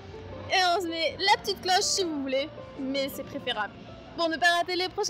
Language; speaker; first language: French; native; French